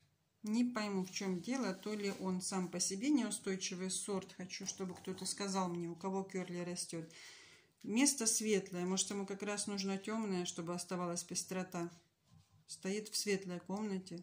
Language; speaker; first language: Russian; native; Russian